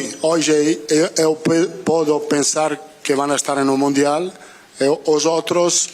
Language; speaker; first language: Portuguese; non-native, learner; Italian